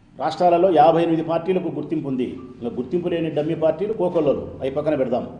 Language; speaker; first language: Telugu; native; Telugu